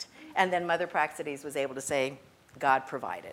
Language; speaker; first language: English; native; English